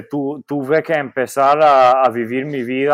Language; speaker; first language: Spanish; non-native, fluent; Maltese